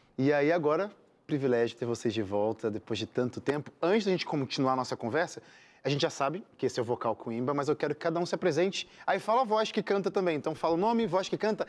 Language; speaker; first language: Portuguese; native; Portuguese